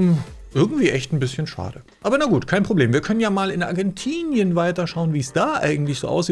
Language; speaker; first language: German; native; German